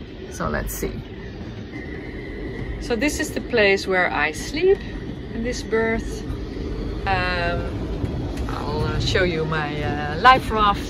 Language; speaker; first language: English; non-native, fluent; Dutch